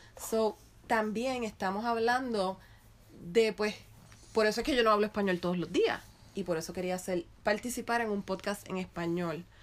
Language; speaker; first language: Spanish; native; Spanish